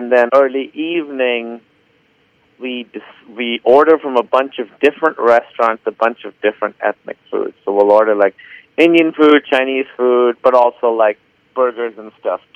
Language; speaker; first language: English; non-native, local second language; Urdu